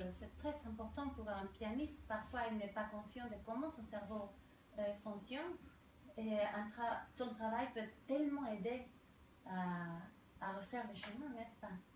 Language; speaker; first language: French; non-native, fluent; Spanish